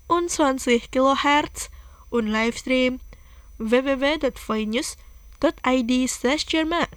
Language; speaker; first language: German; non-native, fluent; Indonesian